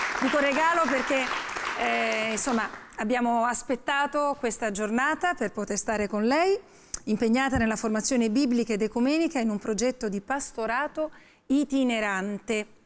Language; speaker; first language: Italian; native; Italian